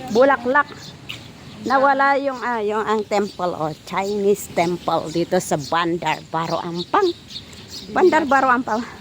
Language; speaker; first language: Filipino; non-native, local second language; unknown